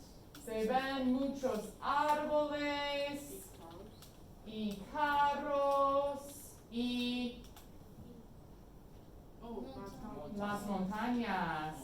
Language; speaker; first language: Spanish; non-native, fluent; English